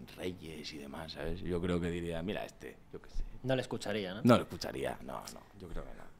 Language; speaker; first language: Spanish; native; Spanish